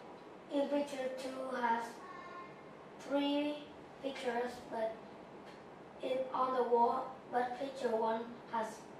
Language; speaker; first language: English; non-native, learner; Vietnamese